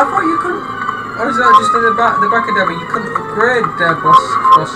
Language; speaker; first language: English; native; English